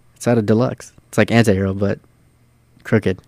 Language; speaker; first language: English; native; English